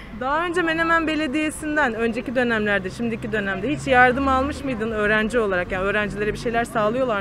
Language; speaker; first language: Turkish; native; Turkish